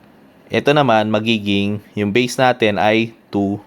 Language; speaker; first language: Filipino; native; Filipino